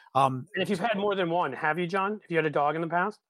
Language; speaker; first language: English; native; English